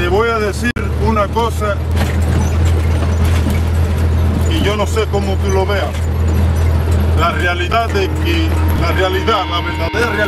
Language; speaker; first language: Spanish; native; Spanish